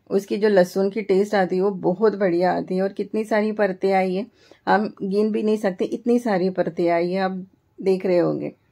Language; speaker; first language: Hindi; non-native, local second language; Marathi